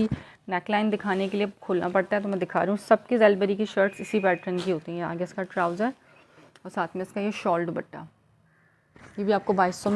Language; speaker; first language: Urdu; native; Urdu